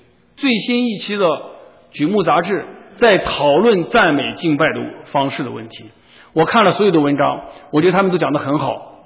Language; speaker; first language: Chinese; native; Chinese